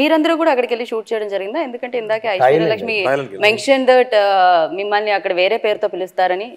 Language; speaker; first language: Telugu; native; Telugu